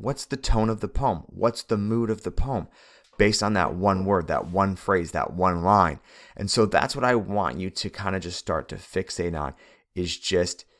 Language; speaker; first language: English; native; English